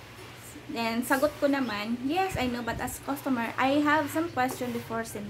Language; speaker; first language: English; non-native, local second language; Filipino